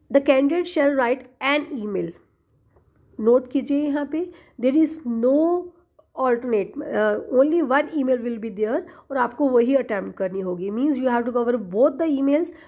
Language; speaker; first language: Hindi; non-native, local second language; Punjabi